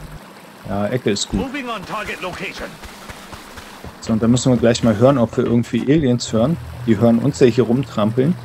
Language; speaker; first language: German; native; German